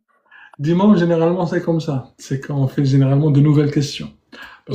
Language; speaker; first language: French; native; French